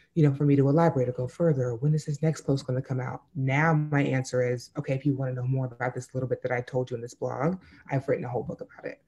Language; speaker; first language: English; native; English